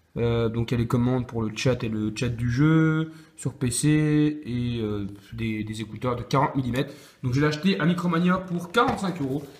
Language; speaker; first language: French; native; French